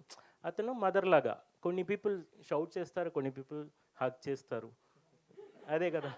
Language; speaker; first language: Telugu; non-native, fluent; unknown